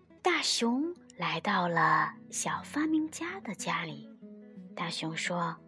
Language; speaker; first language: Chinese; native; Chinese